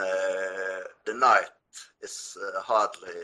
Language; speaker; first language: English; non-native, fluent; Norwegian